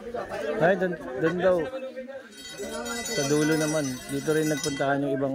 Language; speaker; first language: Filipino; native; Filipino